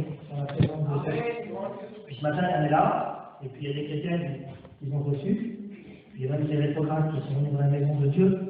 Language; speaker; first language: French; native; French